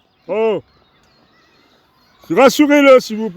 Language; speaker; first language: French; native; French